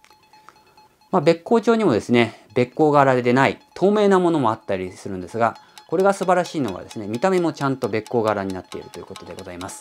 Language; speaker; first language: Japanese; native; Japanese